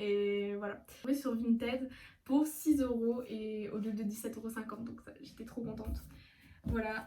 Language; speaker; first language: French; native; French